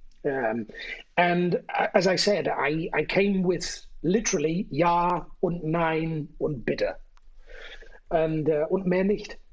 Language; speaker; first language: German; non-native, fluent; English